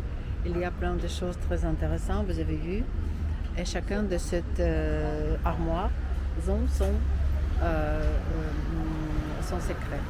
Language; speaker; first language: French; non-native, fluent; Russian